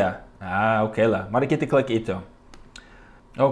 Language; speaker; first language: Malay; non-native, fluent; English